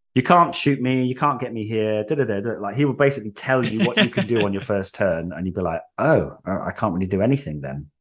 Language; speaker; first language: English; native; English